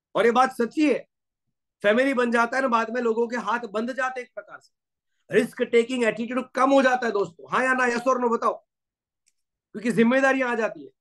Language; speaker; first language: Hindi; non-native, local second language; Gujarati